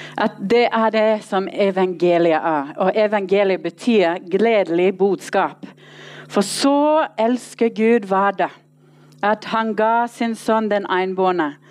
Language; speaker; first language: Norwegian; non-native, fluent; English